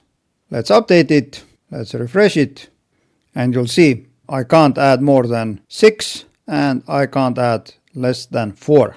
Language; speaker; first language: English; non-native, fluent; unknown